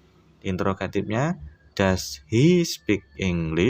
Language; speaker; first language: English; non-native, fluent; Indonesian